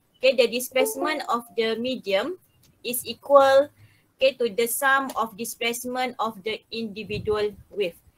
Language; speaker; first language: English; non-native, local second language; Malay